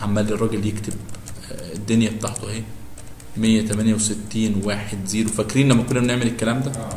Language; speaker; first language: Arabic; native; Arabic